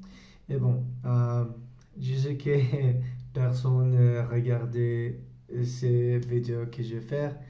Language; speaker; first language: French; non-native, learner; Spanish